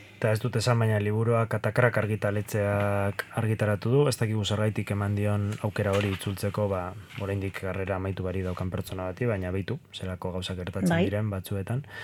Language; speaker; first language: Basque; non-native, local second language; Spanish